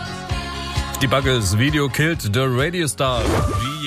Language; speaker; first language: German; native; German